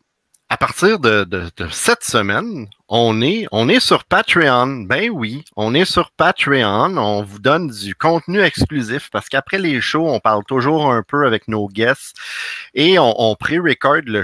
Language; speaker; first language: French; native; French